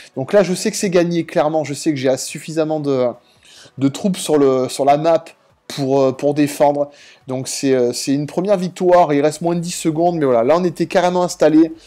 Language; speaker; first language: French; native; French